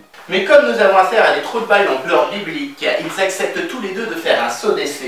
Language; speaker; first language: French; native; French